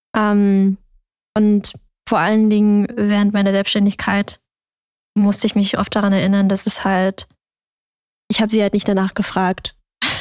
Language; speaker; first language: German; early bilingual, other home language; Vietnamese